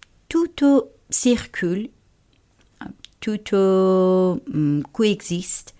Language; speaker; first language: French; non-native, fluent; Persian